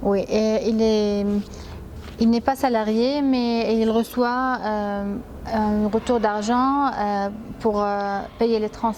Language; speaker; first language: French; non-native, fluent; Arabic